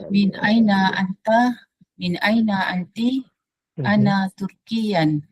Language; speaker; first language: Arabic; non-native, learner; Malay